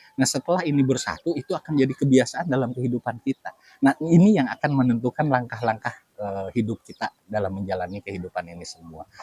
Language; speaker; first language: Indonesian; non-native, local second language; Sundanese